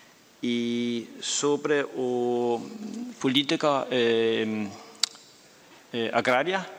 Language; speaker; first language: Portuguese; non-native, fluent; Danish